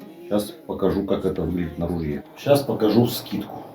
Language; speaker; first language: Russian; native; Russian